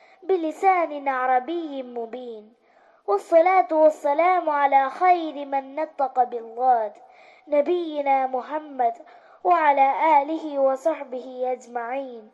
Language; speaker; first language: Arabic; non-native, learner; Malayalam